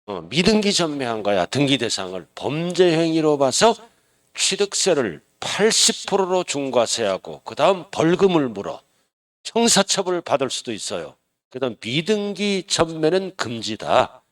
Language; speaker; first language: Korean; native; Korean